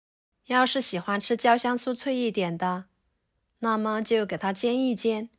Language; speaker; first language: Chinese; native; Chinese